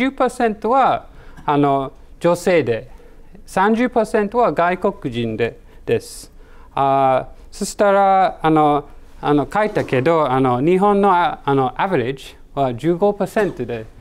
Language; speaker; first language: Japanese; non-native, learner; English